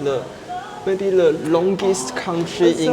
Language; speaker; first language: English; non-native, learner; Chinese